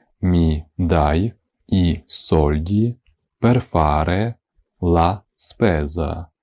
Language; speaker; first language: Italian; non-native, fluent; Ukrainian